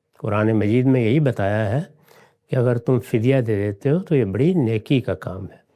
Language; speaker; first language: Urdu; non-native, local second language; Punjabi